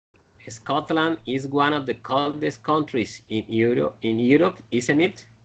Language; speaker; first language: English; non-native, learner; Spanish